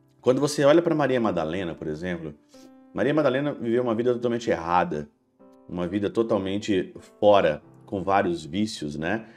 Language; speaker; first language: Portuguese; native; Portuguese